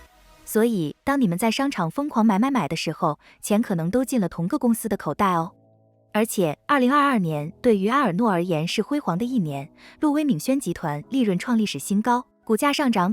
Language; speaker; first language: Chinese; native; Chinese